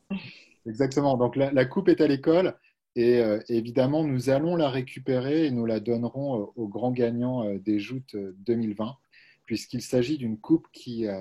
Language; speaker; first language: French; native; French